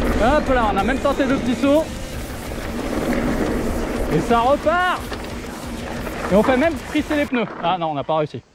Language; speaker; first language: French; native; French